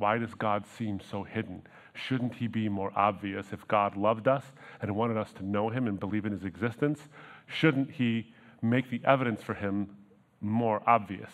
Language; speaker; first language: English; native; English